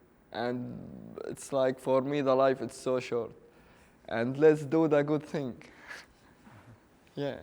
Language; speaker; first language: English; non-native, learner; Arabic